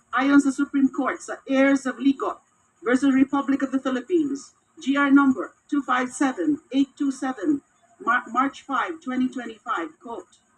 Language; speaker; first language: English; non-native, local second language; Filipino